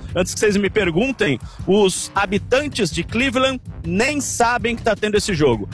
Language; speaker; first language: Portuguese; native; Portuguese